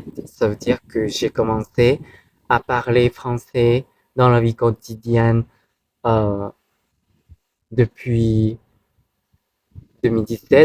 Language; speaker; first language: French; non-native, fluent; Thai